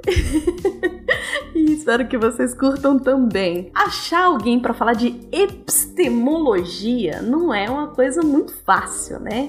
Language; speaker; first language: Portuguese; native; Portuguese